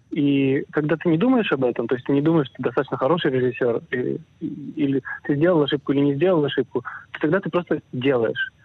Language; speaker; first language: Russian; early bilingual, other home language; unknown